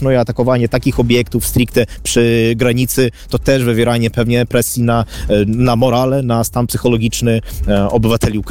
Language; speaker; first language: Polish; non-native, fluent; Ukrainian